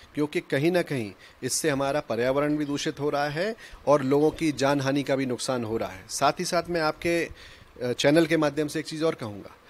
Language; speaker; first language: Hindi; native; Hindi